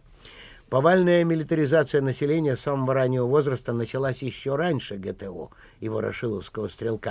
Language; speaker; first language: Russian; native; Russian